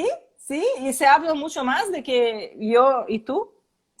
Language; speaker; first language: Spanish; non-native, learner; Portuguese